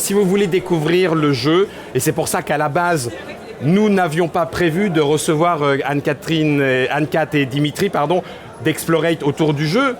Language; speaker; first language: French; native; French